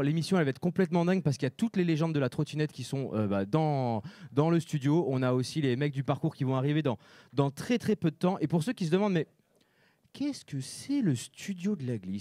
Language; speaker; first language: French; native; French